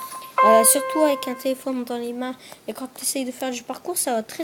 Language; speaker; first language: French; native; French